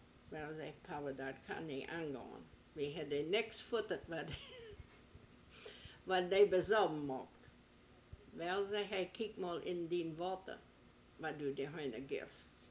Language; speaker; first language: German; early bilingual, heritage; German